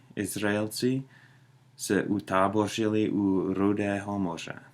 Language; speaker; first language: Czech; non-native, learner; English